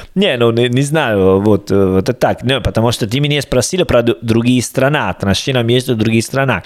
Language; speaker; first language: Russian; non-native, learner; Italian